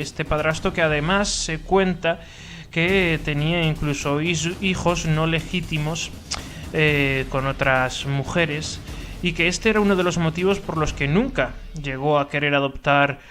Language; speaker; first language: Spanish; native; Spanish